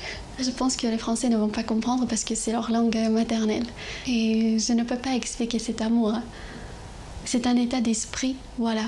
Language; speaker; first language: French; non-native, fluent; Armenian